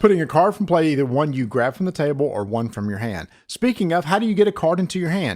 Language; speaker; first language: English; native; English